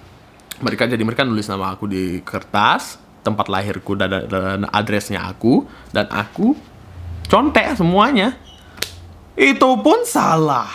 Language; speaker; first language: Indonesian; non-native, fluent; Russian